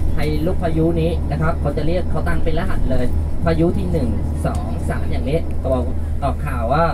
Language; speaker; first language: Thai; non-native, fluent; Vietnamese